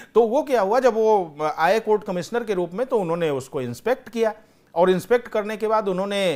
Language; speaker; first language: Hindi; native; Hindi